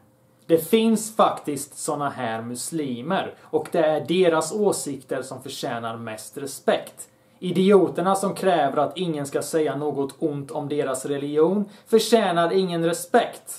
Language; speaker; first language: Swedish; early bilingual, other home language; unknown